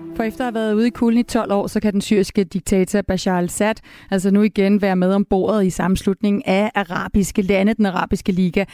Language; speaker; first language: Danish; native; Danish